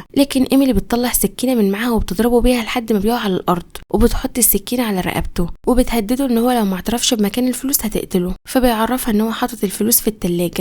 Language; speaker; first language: Arabic; native; Arabic